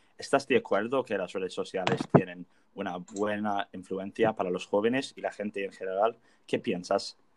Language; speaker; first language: Spanish; non-native, learner; English